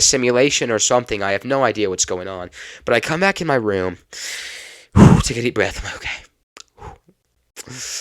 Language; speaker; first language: English; native; English